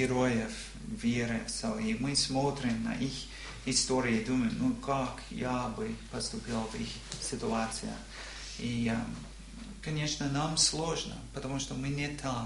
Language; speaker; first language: Russian; non-native, learner; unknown